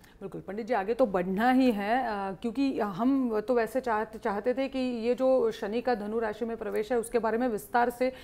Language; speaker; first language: Hindi; non-native, local second language; Marathi